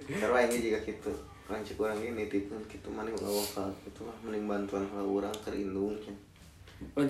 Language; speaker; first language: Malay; non-native, local second language; Sundanese